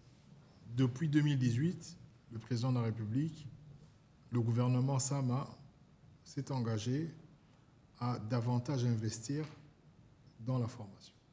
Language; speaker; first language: French; non-native, local second language; Lingala